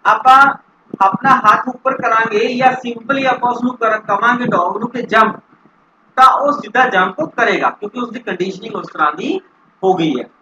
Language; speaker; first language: Hindi; non-native, local second language; Punjabi